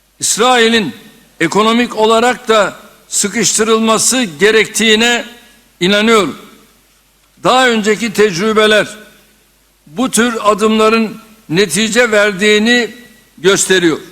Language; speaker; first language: Turkish; native; Turkish